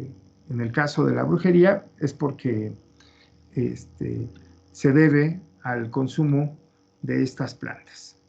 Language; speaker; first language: Spanish; native; Spanish